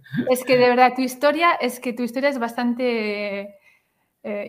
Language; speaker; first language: Spanish; native; Spanish